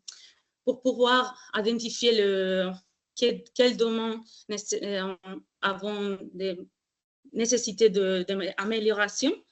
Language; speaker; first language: French; non-native, fluent; Spanish